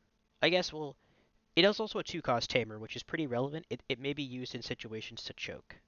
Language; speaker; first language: English; native; English